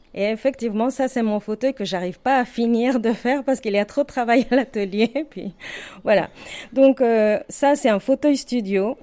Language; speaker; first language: French; non-native, fluent; Spanish